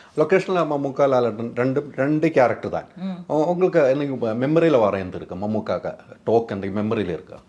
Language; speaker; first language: Tamil; non-native, local second language; Malayalam